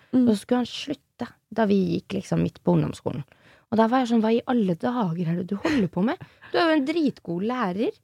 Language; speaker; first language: Norwegian; early bilingual, other home language; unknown